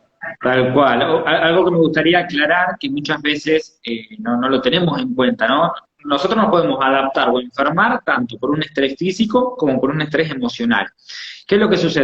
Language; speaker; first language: Spanish; native; Spanish